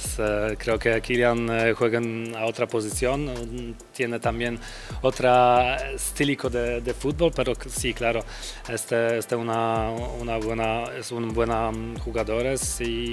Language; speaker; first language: Spanish; non-native, learner; Polish